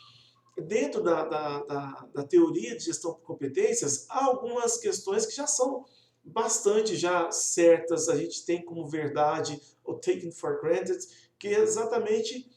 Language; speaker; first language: Portuguese; native; Portuguese